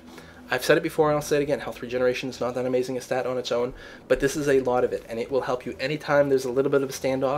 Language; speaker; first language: English; native; English